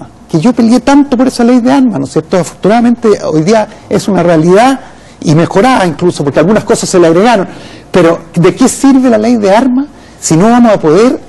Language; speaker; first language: Spanish; native; Spanish